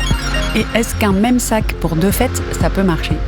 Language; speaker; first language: French; native; French